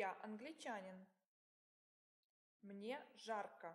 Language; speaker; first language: Russian; non-native, learner; English